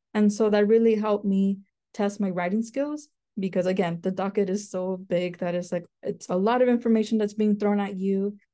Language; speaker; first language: English; native; English